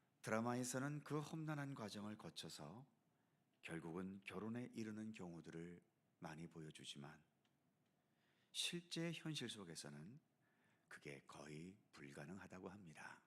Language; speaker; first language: Korean; native; Korean